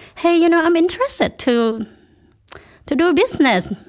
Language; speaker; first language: English; non-native, fluent; Thai